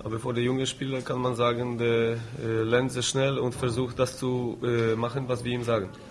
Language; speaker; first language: German; non-native, fluent; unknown